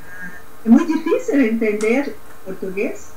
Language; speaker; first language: Spanish; non-native, learner; Portuguese